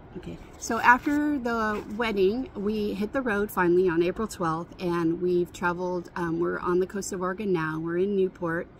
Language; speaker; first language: English; native; English